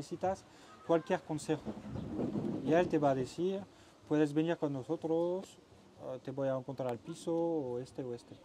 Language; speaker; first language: Spanish; non-native, learner; French